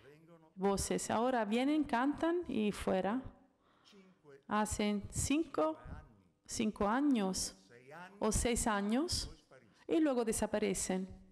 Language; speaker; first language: Spanish; non-native, fluent; Italian